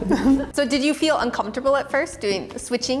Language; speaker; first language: English; native; English